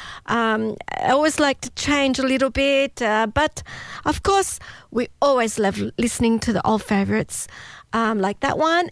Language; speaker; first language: English; early bilingual, other home language; Italian